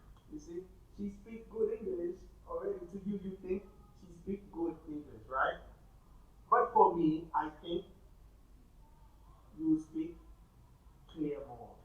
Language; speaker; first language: English; non-native, fluent; Thai